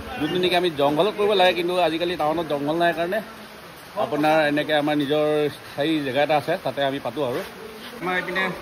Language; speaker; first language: Assamese; non-native, local second language; Mising